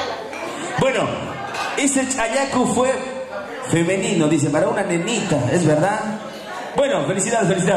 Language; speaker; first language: Spanish; native; Spanish